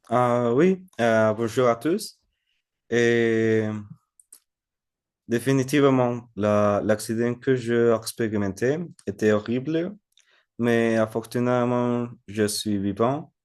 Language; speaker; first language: French; non-native, learner; Spanish